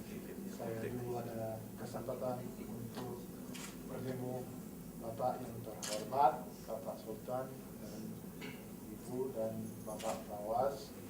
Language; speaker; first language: Indonesian; non-native, fluent; English